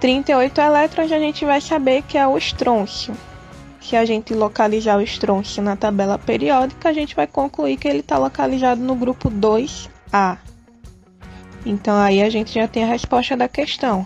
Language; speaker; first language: Portuguese; native; Portuguese